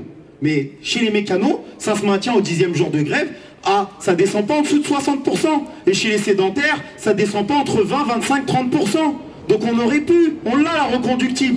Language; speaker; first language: French; native; French